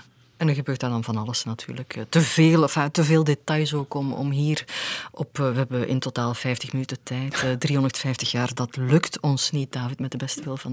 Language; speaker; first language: Dutch; native; Dutch